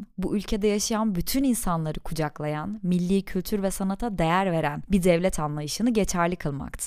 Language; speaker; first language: Turkish; native; Turkish